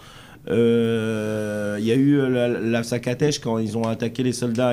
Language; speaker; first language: French; native; French